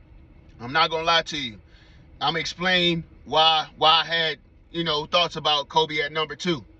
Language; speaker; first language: English; native; English